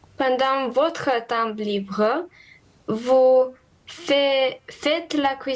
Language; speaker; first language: French; non-native, learner; Romanian